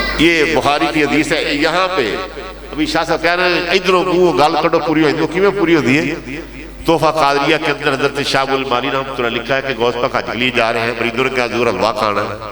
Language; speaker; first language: Urdu; non-native, local second language; Punjabi